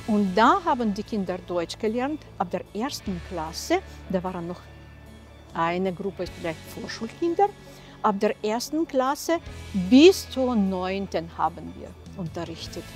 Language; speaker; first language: German; non-native, local second language; Russian